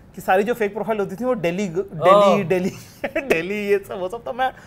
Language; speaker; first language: Hindi; native; Hindi